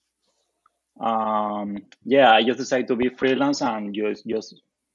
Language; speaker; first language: English; non-native, fluent; Spanish